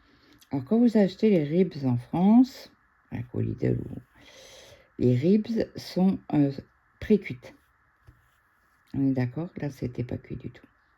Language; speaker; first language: French; native; French